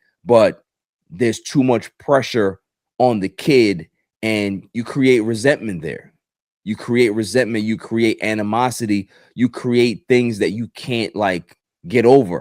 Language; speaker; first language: English; native; English